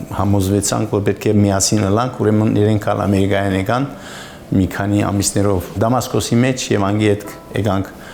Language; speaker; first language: Armenian; early bilingual, heritage; Armenian